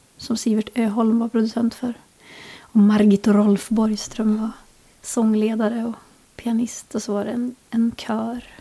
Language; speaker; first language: Swedish; native; Swedish